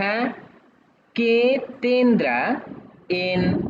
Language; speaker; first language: Spanish; non-native, fluent; Bangla